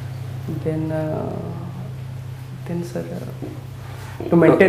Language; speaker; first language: English; non-native, local second language; Odia